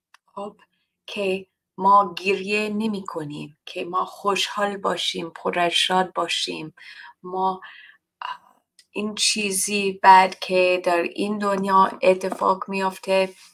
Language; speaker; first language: Persian; non-native, learner; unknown